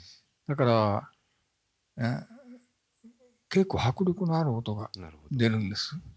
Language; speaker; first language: Japanese; native; Japanese